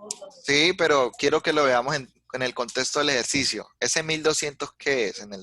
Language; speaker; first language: Spanish; native; Spanish